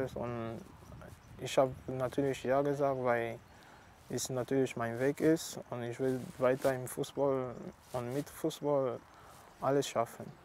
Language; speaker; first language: German; non-native, learner; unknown